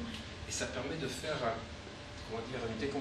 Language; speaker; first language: French; native; French